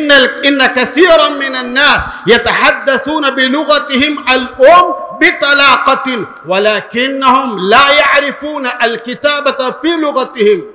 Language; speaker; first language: Arabic; non-native, fluent; Urdu